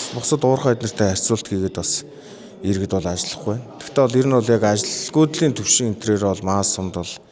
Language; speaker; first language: Mongolian; native; Mongolian